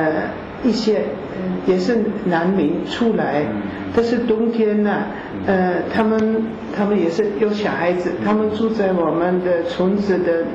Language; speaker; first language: Chinese; non-native, fluent; German